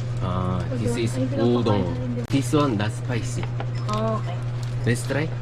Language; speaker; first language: English; non-native, learner; Korean